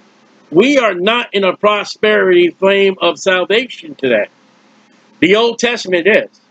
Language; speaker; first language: English; native; English